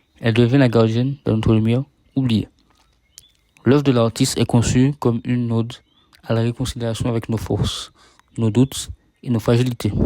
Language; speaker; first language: French; native; French